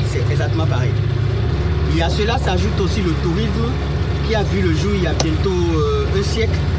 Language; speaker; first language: French; non-native, local second language; Fon